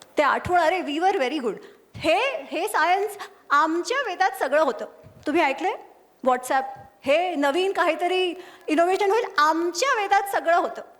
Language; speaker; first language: Marathi; non-native, local second language; Gujarati